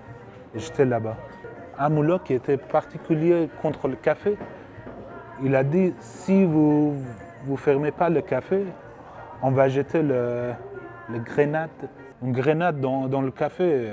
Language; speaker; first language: French; non-native, learner; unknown